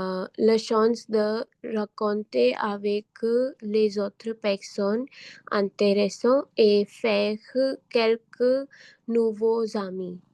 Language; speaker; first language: French; non-native, learner; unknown